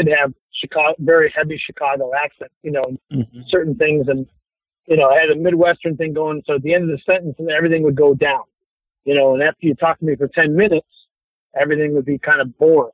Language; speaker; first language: English; native; English